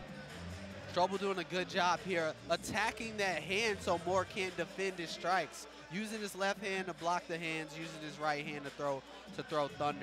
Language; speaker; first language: English; native; English